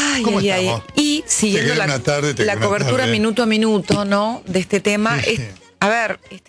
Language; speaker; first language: Spanish; native; Spanish